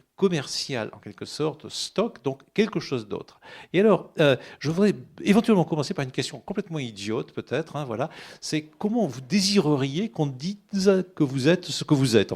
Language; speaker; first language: French; native; French